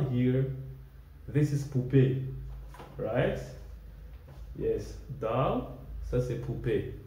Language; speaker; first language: French; non-native, local second language; Swahili